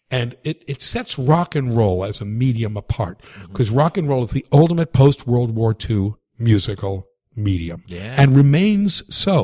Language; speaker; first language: English; native; English